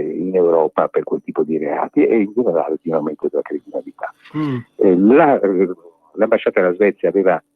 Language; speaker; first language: Italian; native; Italian